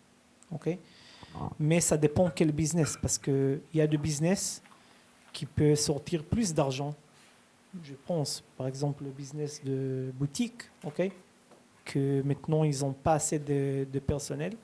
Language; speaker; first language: French; early bilingual, heritage; Hebrew